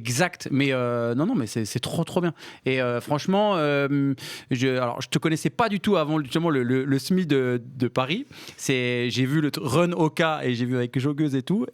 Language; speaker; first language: French; native; French